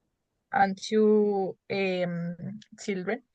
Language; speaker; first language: English; non-native, learner; Spanish